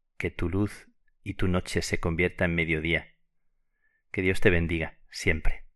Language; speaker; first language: Spanish; native; Spanish